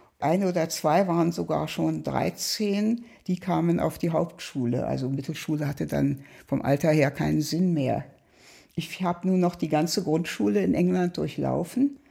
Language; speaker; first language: German; native; German